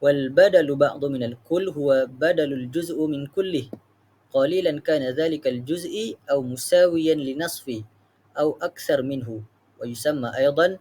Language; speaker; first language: Arabic; non-native, learner; Malay